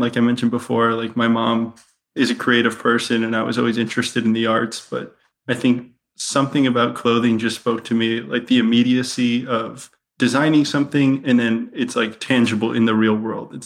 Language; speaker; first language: English; native; English